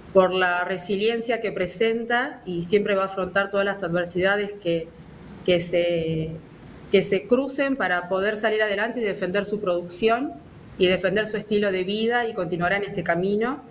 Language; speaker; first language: Spanish; native; Spanish